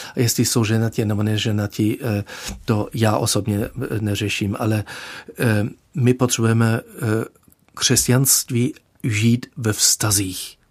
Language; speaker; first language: Czech; non-native, fluent; German